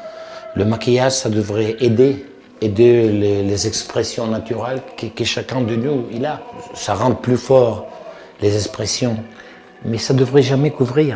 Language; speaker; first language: French; non-native, fluent; Italian